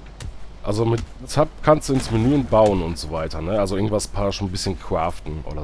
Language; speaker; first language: German; native; German